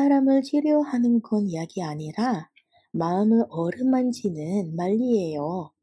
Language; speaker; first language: Korean; non-native, fluent; Indonesian